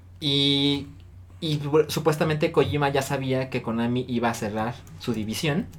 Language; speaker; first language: Spanish; native; Spanish